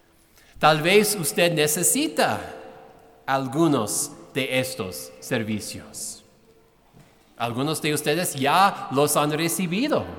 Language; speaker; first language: Spanish; non-native, fluent; English